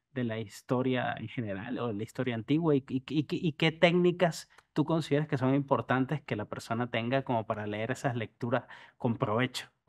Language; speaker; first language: Spanish; native; Spanish